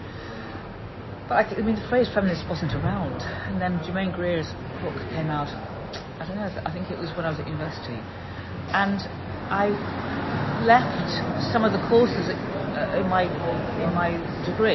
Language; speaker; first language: English; native; English